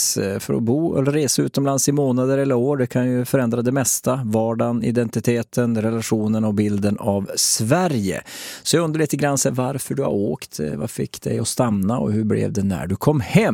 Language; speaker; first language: Swedish; native; Swedish